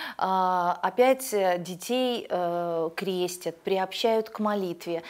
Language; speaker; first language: Russian; native; Russian